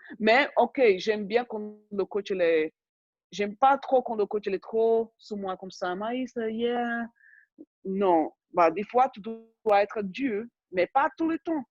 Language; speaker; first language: French; non-native, fluent; Portuguese